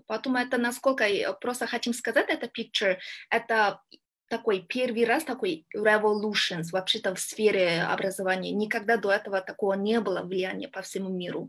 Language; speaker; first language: Russian; non-native, learner; Kyrgyz